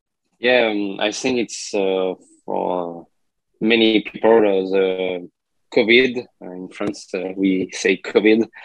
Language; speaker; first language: English; non-native, learner; French